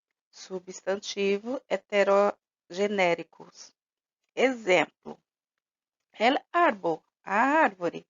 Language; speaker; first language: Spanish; non-native, fluent; Portuguese